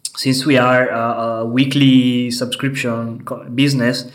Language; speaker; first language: English; non-native, fluent; Italian